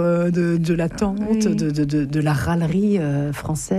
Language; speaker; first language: French; native; French